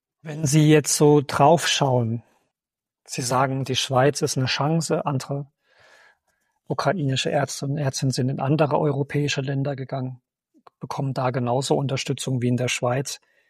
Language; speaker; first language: German; native; German